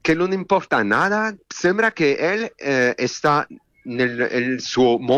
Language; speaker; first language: Spanish; non-native, learner; French